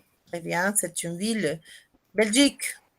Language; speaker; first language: French; non-native, fluent; Spanish